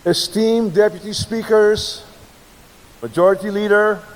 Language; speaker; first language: English; non-native, local second language; Filipino